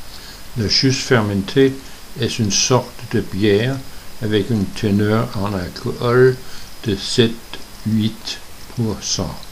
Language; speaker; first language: French; non-native, learner; Danish